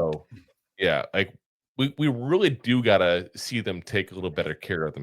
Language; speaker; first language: English; native; English